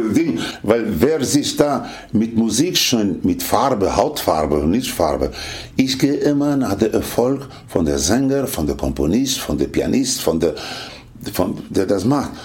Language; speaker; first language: German; non-native, fluent; Spanish